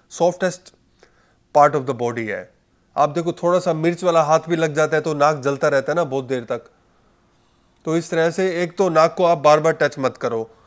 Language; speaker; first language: Hindi; native; Hindi